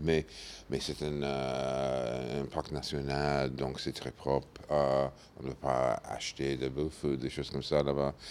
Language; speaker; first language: French; non-native, fluent; English